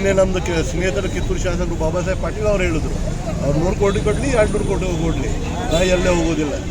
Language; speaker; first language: Kannada; non-native, local second language; Urdu